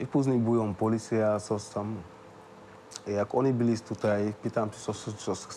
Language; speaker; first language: Polish; non-native, learner; Wolof